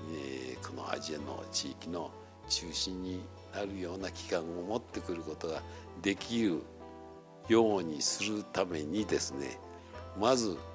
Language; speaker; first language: Japanese; native; Japanese